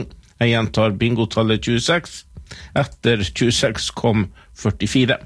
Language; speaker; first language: Norwegian; native; Norwegian